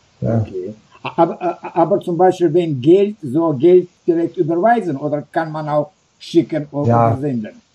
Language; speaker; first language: German; non-native, learner; Russian